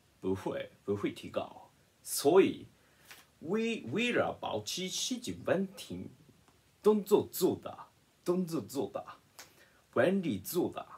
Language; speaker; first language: Chinese; non-native, learner; Japanese